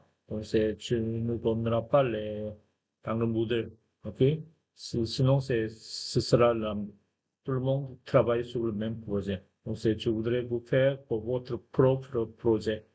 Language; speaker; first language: French; non-native, fluent; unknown